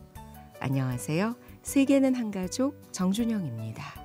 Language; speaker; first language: Korean; native; Korean